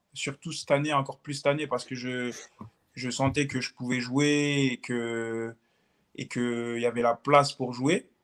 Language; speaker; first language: French; native; French